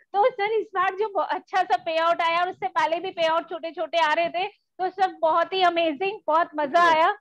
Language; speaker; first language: Hindi; native; Hindi